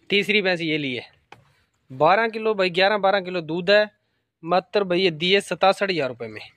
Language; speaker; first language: Hindi; non-native, local second language; Punjabi